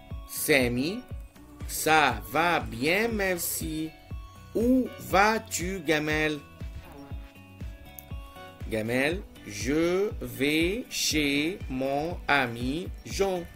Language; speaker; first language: French; non-native, fluent; Arabic